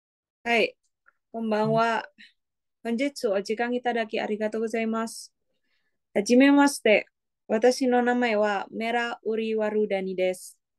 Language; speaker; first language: Japanese; non-native, learner; Indonesian